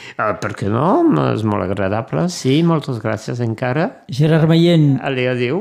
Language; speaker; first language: Catalan; non-native, local second language; French